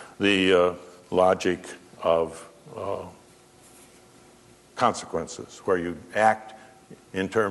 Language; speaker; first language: English; native; English